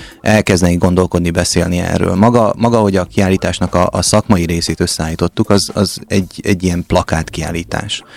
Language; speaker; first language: Hungarian; native; Hungarian